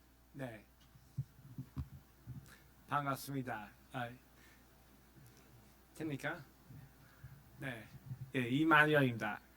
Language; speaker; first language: Korean; non-native, fluent; English